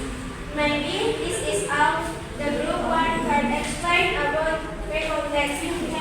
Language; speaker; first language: English; non-native, learner; Indonesian